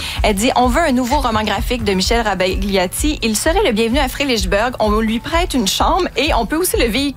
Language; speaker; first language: French; native; French